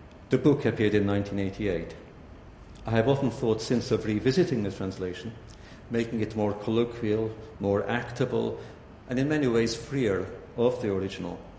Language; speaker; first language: English; early bilingual, other home language; Hungarian